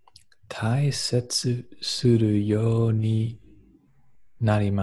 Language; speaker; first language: Japanese; non-native, learner; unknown